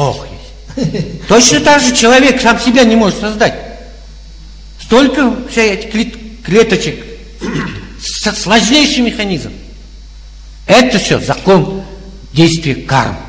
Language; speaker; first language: Russian; native; Russian